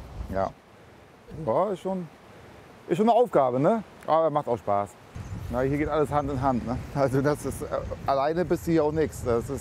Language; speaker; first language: German; native; German